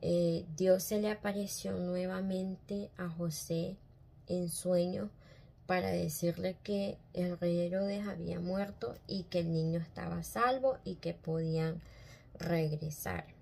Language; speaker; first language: Spanish; native; Spanish